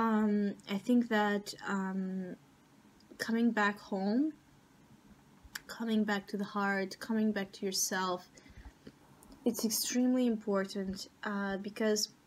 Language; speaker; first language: English; non-native, fluent; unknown